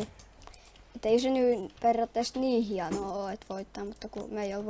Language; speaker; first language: Finnish; native; Finnish